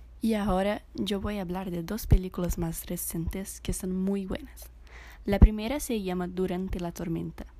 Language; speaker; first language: Spanish; non-native, fluent; Portuguese